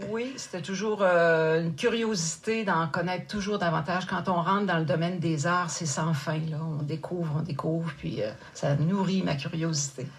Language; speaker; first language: French; native; French